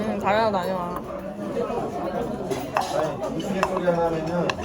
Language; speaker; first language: Korean; native; Korean